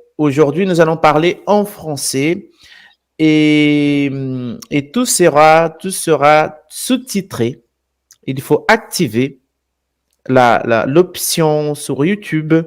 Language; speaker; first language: French; non-native, fluent; Portuguese